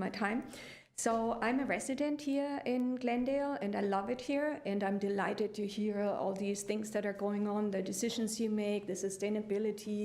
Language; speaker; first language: English; early bilingual, other home language; German